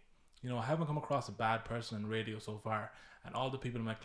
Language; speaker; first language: English; native; English